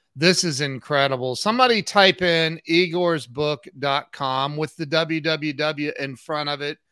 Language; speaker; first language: English; native; English